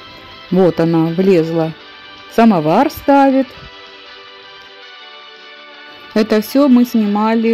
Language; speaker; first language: Russian; native; Russian